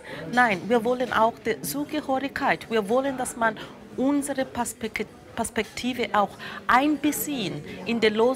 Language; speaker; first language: German; non-native, fluent; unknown